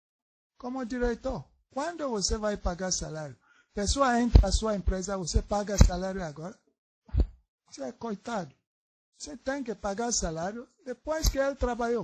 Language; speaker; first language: Portuguese; non-native, learner; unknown